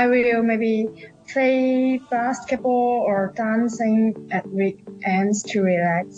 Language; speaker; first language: English; non-native, local second language; Cantonese